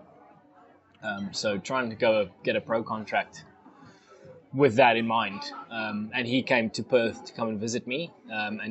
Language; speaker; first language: English; non-native, local second language; Afrikaans